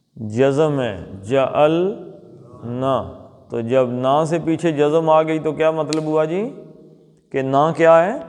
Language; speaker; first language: Urdu; native; Urdu